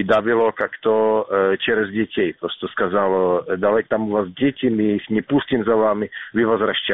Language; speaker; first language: Russian; non-native, fluent; Czech